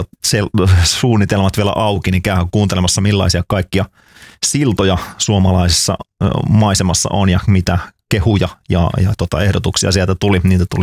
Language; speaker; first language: Finnish; native; Finnish